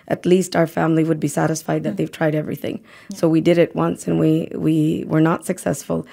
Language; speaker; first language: English; native; English